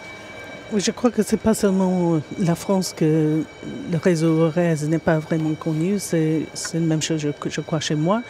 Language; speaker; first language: French; non-native, fluent; English